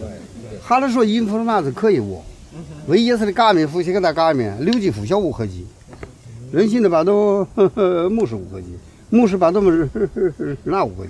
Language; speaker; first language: Russian; non-native, learner; Chinese